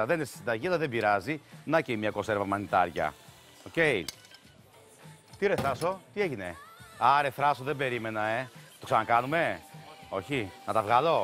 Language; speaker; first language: Greek; native; Greek